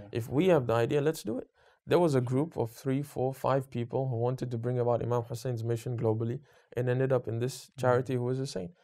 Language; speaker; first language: English; native; English